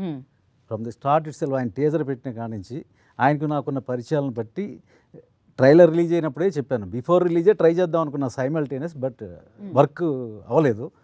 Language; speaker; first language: Telugu; native; Telugu